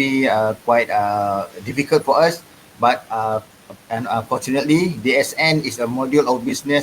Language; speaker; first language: English; non-native, local second language; Malay